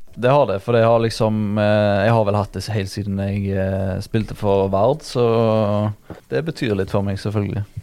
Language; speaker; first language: Norwegian; native; Norwegian